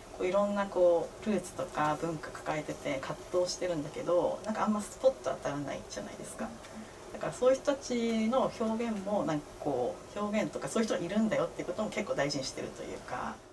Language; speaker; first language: Japanese; early bilingual, other home language; Korean